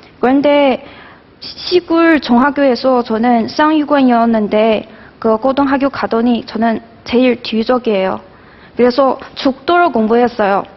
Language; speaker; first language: Korean; non-native, fluent; Chinese